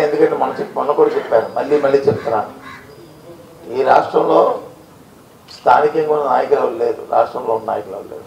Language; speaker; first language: Telugu; native; Telugu